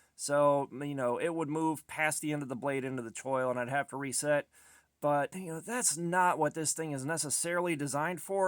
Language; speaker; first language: English; native; English